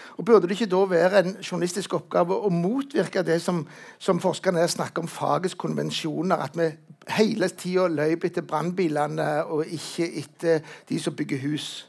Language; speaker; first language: Norwegian; native; Norwegian